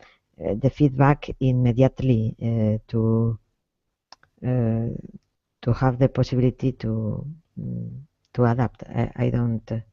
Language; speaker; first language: English; non-native, learner; Spanish